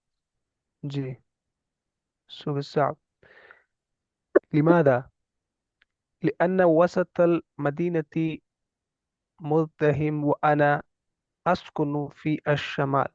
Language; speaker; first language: Arabic; non-native, learner; Urdu